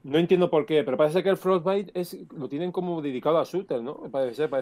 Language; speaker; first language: Spanish; native; Spanish